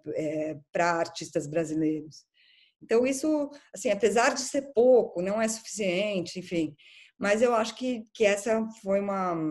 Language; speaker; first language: Portuguese; native; Portuguese